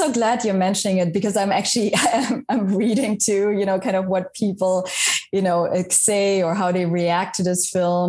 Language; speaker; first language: English; non-native, fluent; German